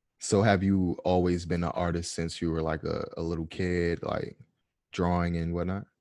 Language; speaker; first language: English; native; English